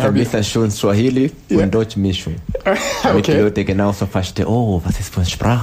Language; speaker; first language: German; non-native, learner; Swahili